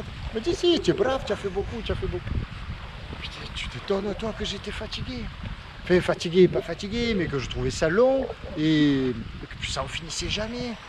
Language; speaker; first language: French; native; French